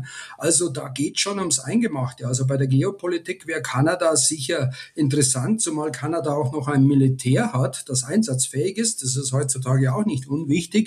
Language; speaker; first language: German; native; German